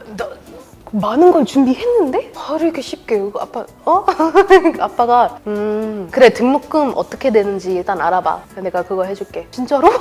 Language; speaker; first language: Korean; non-native, fluent; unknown